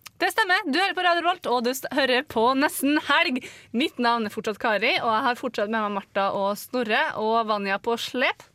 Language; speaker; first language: Norwegian; native; Norwegian